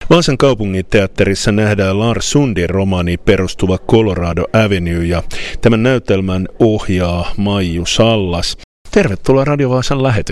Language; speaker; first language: Finnish; native; Finnish